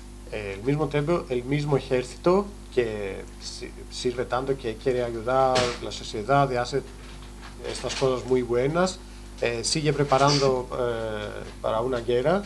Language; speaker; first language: Spanish; non-native, learner; Greek